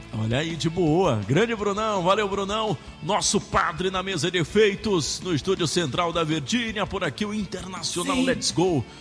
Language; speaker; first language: Portuguese; native; Portuguese